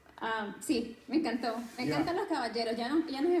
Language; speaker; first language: Spanish; native; Spanish